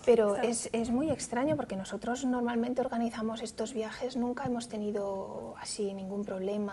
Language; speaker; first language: Spanish; native; Spanish